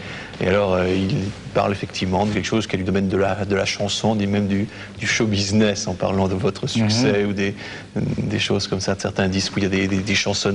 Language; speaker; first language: French; native; French